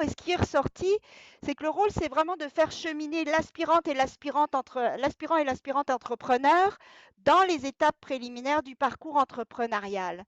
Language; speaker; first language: French; native; French